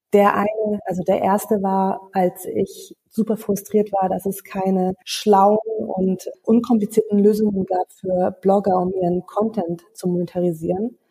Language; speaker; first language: German; early bilingual, other home language; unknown